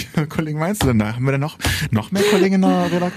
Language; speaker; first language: German; native; German